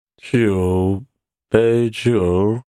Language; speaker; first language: Chinese; non-native, learner; English